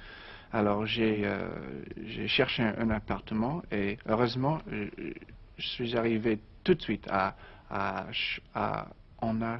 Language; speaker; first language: French; non-native, learner; English